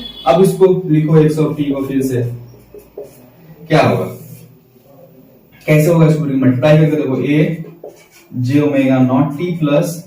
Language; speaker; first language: Hindi; native; Hindi